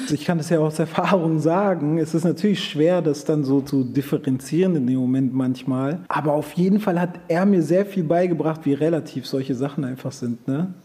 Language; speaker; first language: German; early bilingual, other home language; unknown